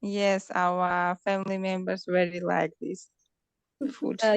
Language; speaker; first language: English; non-native, learner; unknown